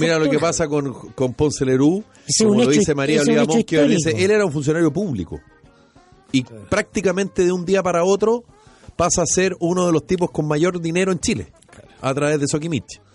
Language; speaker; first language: Spanish; native; Spanish